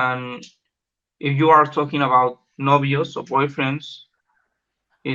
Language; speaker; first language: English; non-native, learner; Spanish